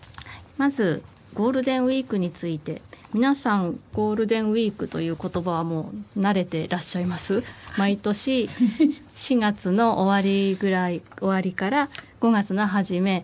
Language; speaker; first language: Japanese; native; Japanese